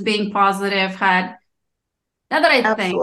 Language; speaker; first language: English; non-native, fluent; Romanian